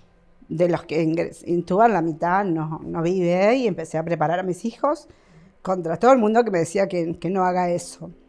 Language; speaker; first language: Spanish; native; Spanish